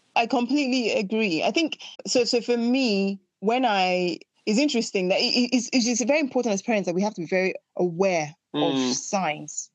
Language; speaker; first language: English; non-native, local second language; Yoruba